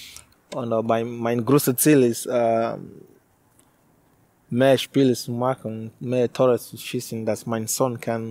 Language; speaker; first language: German; non-native, learner; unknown